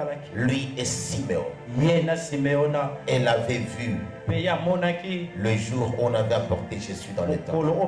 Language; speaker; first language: French; non-native, local second language; Lingala